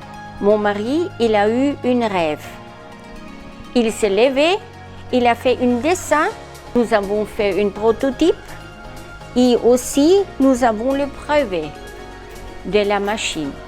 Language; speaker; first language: French; non-native, learner; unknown